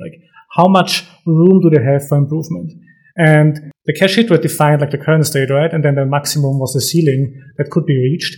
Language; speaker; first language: English; non-native, fluent; German